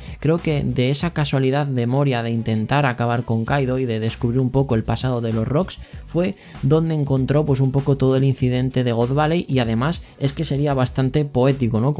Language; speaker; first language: Spanish; native; Spanish